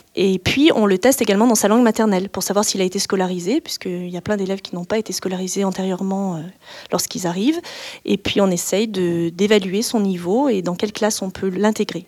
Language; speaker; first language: French; native; French